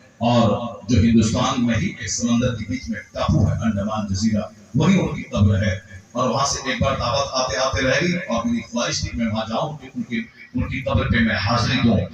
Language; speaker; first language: Urdu; native; Urdu